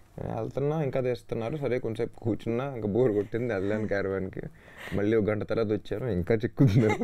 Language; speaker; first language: Telugu; native; Telugu